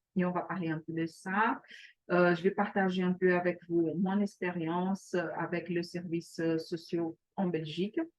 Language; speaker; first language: French; non-native, fluent; Portuguese